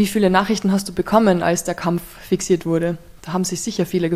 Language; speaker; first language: German; native; German